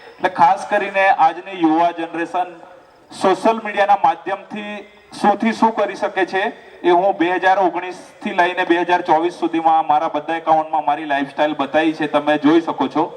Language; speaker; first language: Gujarati; non-native, local second language; Rathawi